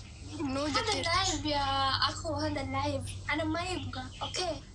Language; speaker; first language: Arabic; non-native, learner; Bangla